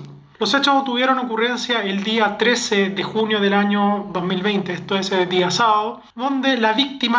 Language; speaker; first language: Spanish; native; Spanish